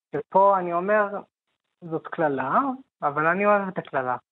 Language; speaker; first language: Hebrew; early bilingual, other home language; Hindi